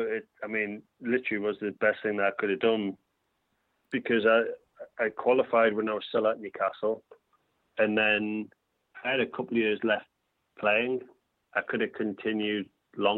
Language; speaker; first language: English; native; English